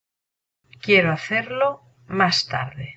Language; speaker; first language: Spanish; non-native, learner; English